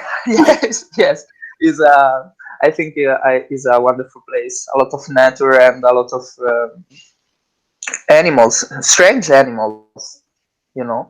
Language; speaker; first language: English; non-native, learner; Italian